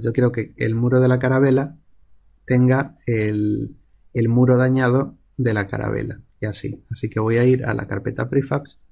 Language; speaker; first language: Spanish; native; Spanish